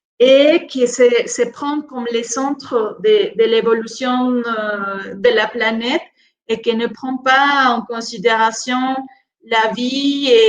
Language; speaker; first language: French; non-native, fluent; Spanish